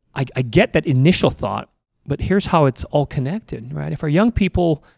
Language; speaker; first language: English; native; English